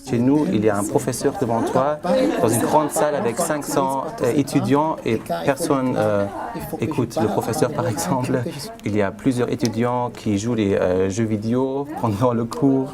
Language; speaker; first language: French; non-native, fluent; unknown